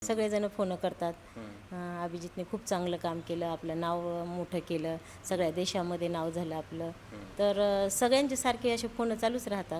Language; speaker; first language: Marathi; native; Marathi